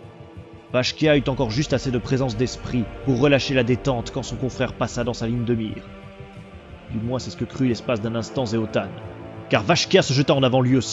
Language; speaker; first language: French; native; French